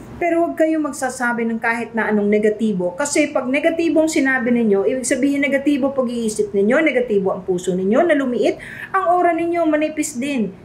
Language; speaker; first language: Filipino; non-native, local second language; Bikol